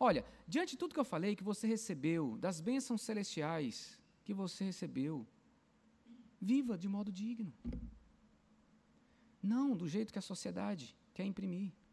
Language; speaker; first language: Portuguese; native; Portuguese